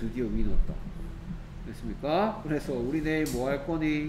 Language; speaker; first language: Korean; native; Korean